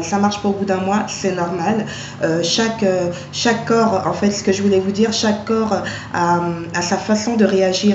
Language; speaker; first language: French; native; French